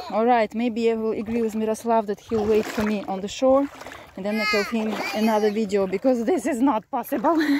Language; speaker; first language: English; non-native, fluent; Russian